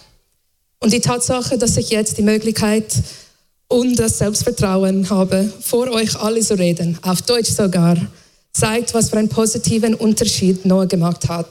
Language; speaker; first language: German; non-native, fluent; English